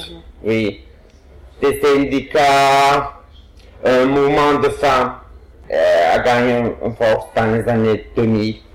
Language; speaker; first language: French; non-native, fluent; Turkish